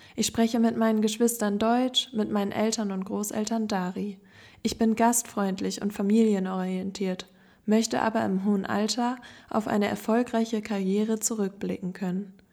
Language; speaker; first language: German; native; German